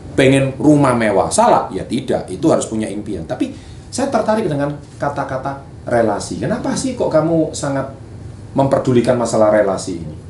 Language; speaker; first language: Indonesian; native; Indonesian